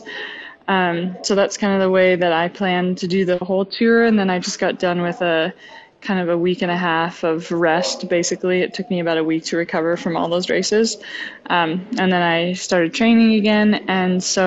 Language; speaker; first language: English; native; English